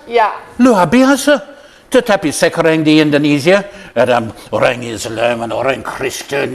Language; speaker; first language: Indonesian; non-native, learner; English